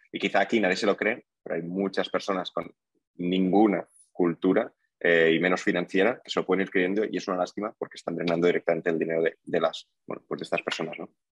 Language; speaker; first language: Spanish; native; Spanish